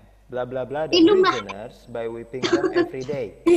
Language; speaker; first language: English; non-native, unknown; Indonesian